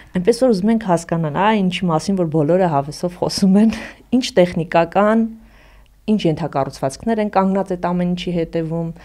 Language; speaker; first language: Armenian; native; Armenian